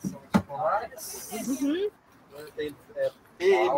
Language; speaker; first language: Portuguese; native; Portuguese